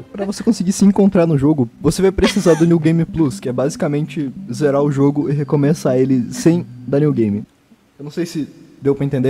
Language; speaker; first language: Portuguese; native; Portuguese